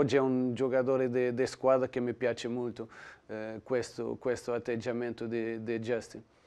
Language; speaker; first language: Italian; non-native, learner; Portuguese